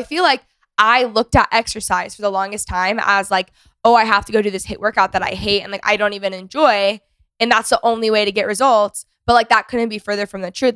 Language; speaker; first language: English; native; English